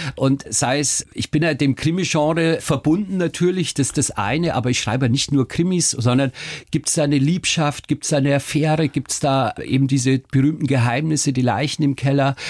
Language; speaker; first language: German; early bilingual, other home language; Turkish